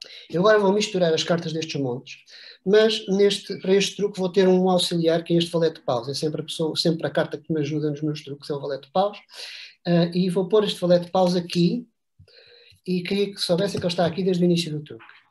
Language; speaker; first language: Portuguese; native; Portuguese